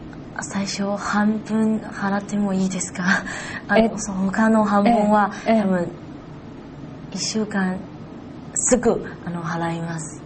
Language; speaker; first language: Japanese; non-native, learner; Chinese